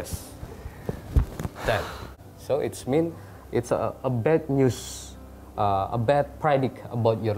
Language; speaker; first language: English; non-native, learner; Indonesian